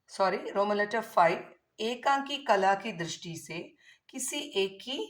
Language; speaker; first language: Hindi; non-native, local second language; Tamil